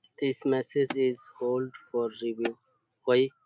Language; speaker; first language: Hindi; non-native, learner; Bangla